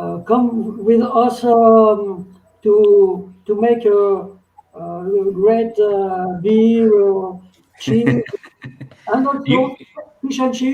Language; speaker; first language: English; non-native, learner; French